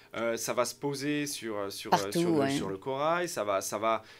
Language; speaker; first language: French; native; French